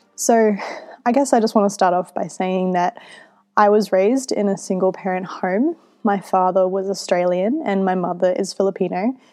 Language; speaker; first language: English; native; English